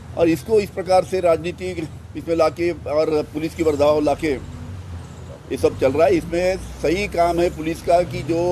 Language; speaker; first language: Hindi; non-native, local second language; Marathi